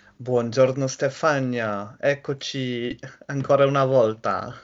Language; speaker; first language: Italian; non-native, learner; English